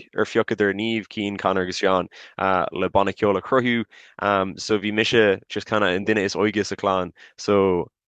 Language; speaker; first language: Irish; non-native, local second language; English